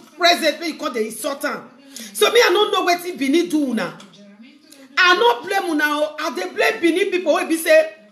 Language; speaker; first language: Nigerian Pidgin; non-native, local second language; Bini